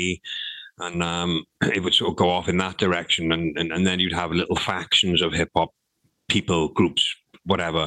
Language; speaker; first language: English; native; English